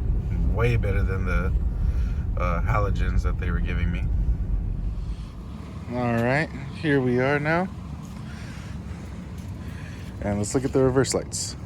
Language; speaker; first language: English; native; English